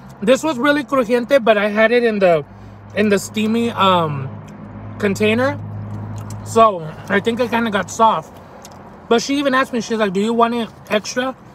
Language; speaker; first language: English; early bilingual, other home language; Spanish